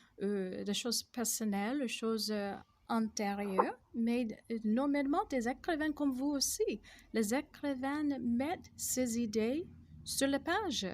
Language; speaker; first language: French; non-native, fluent; English